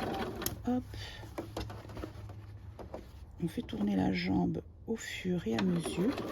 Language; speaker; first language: French; native; French